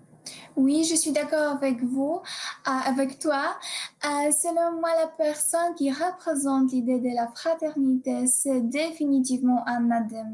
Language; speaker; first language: French; non-native, learner; Polish